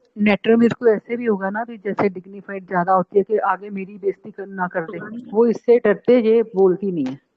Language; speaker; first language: Hindi; non-native, local second language; Marathi